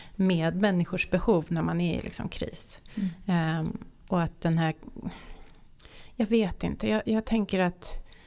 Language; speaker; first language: Swedish; native; Swedish